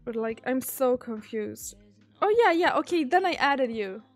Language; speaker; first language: English; non-native, fluent; Swedish